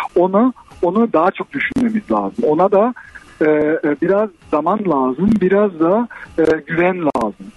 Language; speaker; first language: Turkish; early bilingual, heritage; Turkish